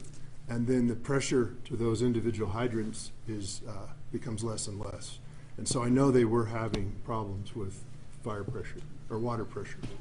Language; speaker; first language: English; native; English